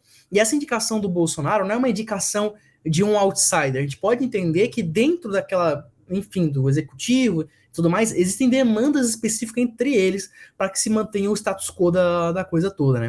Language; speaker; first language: Portuguese; native; Portuguese